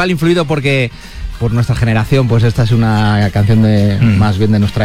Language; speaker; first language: Spanish; native; Spanish